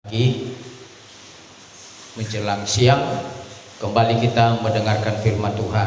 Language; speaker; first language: Indonesian; native; Indonesian